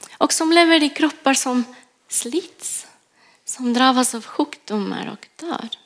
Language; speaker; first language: Swedish; non-native, fluent; Spanish